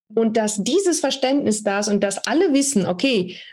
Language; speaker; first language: German; native; German